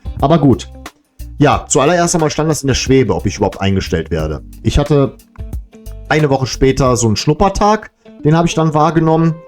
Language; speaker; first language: German; early bilingual, other home language; Serbian